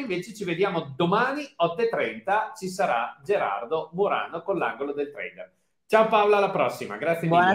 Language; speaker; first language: Italian; native; Italian